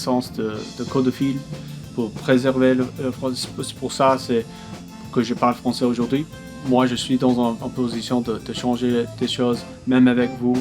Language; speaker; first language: French; non-native, local second language; English